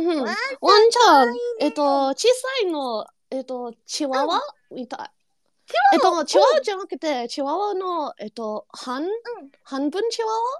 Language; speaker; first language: Japanese; non-native, learner; English